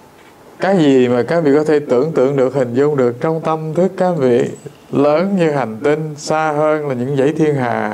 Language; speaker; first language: Vietnamese; native; Vietnamese